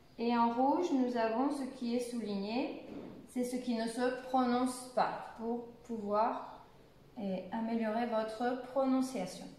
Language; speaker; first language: French; native; French